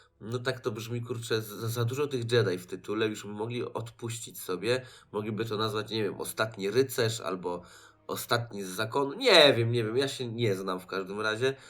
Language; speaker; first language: Polish; native; Polish